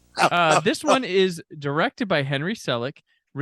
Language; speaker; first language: English; native; English